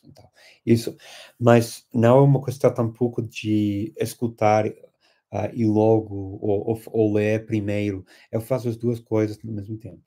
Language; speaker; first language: Portuguese; non-native, fluent; English